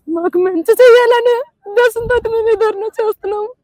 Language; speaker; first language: Telugu; native; Telugu